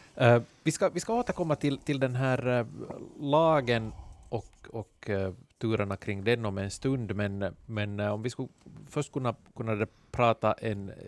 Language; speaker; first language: Swedish; native; Swedish